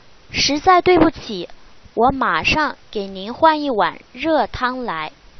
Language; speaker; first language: Chinese; native; Chinese